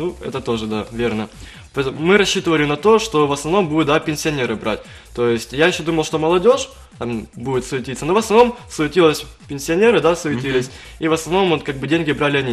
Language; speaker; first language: Russian; native; Russian